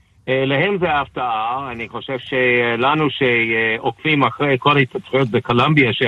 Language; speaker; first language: Hebrew; non-native, fluent; English